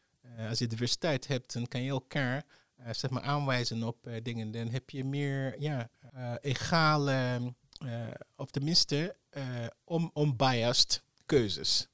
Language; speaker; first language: Dutch; non-native, fluent; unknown